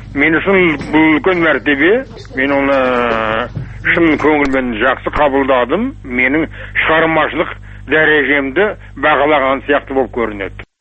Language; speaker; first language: Kazakh; non-native, local second language; German